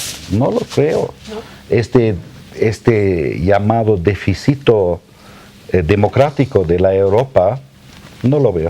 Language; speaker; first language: Spanish; non-native, fluent; German